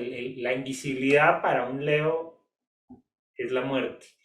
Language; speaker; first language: Spanish; native; Spanish